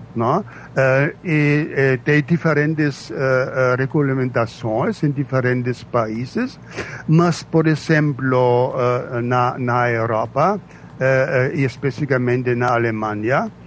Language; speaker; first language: Portuguese; non-native, fluent; German